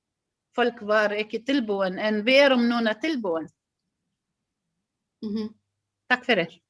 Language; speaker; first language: Icelandic; non-native, learner; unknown